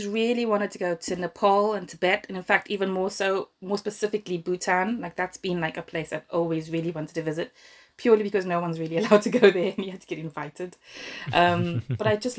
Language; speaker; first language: English; native; English